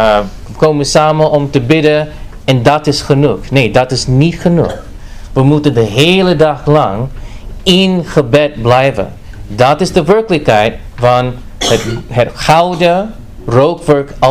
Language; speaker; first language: Dutch; non-native, fluent; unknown